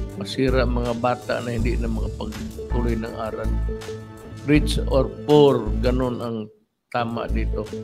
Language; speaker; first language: Filipino; non-native, local second language; Cebuano